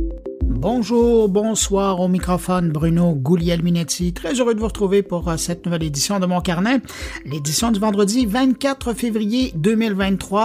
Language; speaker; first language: French; native; French